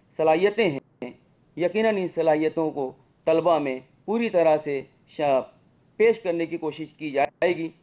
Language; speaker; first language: Urdu; native; Urdu